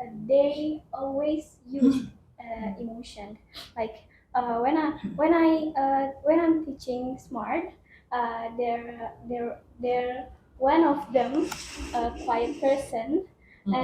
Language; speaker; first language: English; non-native, learner; Indonesian